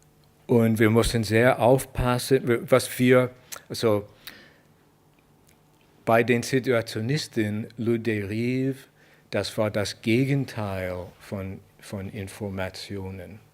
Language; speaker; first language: German; non-native, fluent; English